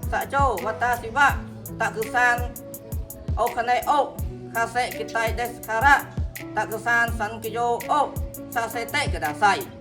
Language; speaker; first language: Japanese; non-native, learner; Khmer